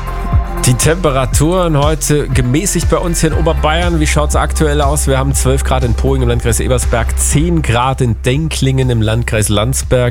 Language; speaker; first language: German; native; German